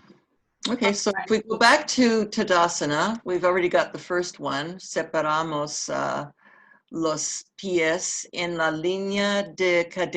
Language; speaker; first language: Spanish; non-native, learner; English